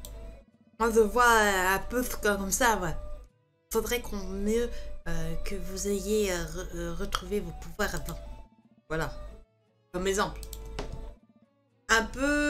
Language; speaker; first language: French; native; French